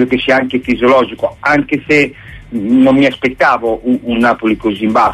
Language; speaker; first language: Italian; native; Italian